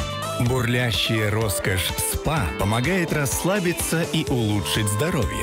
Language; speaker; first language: Russian; native; Russian